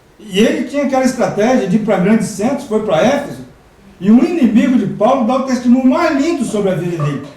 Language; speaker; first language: Portuguese; native; Portuguese